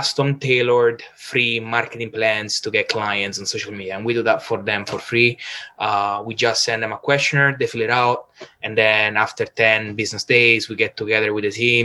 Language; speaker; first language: English; non-native, fluent; Italian